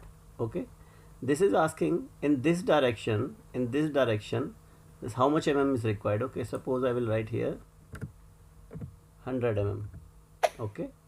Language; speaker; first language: English; non-native, local second language; Hindi